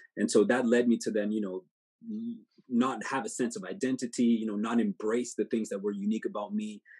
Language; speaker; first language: English; native; English